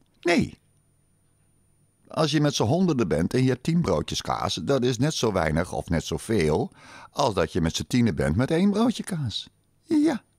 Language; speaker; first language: Dutch; native; Dutch